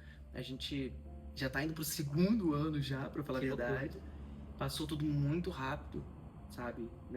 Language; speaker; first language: Portuguese; native; Portuguese